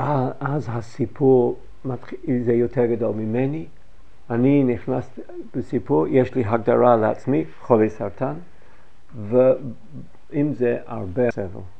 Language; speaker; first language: Hebrew; non-native, fluent; English